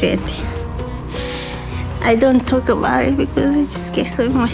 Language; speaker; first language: English; non-native, local second language; Rundi